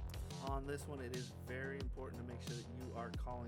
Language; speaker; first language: English; native; English